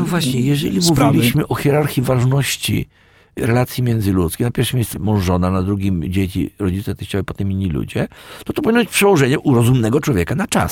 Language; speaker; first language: Polish; native; Polish